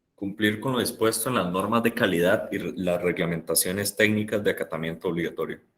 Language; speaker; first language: Spanish; native; Spanish